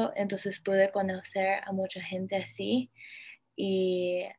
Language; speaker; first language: Spanish; early bilingual, heritage; Spanish